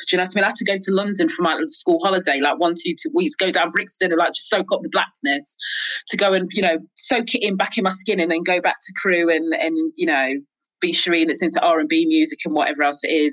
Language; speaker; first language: English; native; English